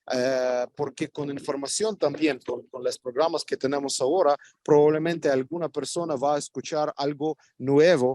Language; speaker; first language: Spanish; non-native, fluent; Ukrainian